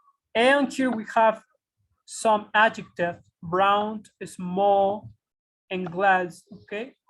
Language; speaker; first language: English; non-native, fluent; Spanish